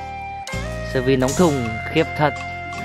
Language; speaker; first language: Vietnamese; native; Vietnamese